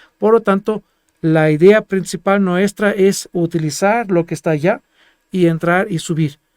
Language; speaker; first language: Spanish; non-native, fluent; Greek